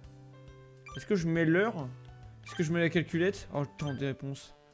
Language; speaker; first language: French; native; French